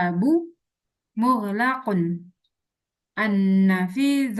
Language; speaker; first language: Arabic; non-native, learner; Indonesian